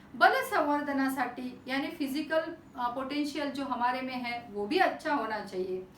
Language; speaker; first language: Hindi; non-native, local second language; Marathi